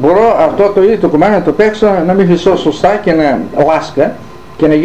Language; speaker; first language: Greek; native; Greek